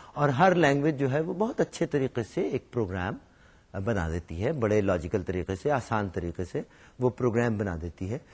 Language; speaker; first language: Urdu; native; Urdu